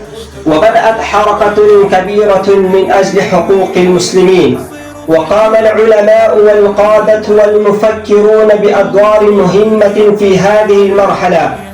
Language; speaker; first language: Arabic; non-native, learner; Urdu